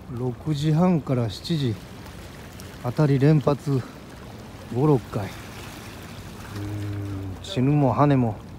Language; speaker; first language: Japanese; native; Japanese